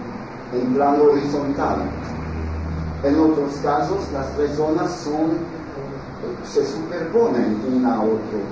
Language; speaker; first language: Spanish; non-native, fluent; French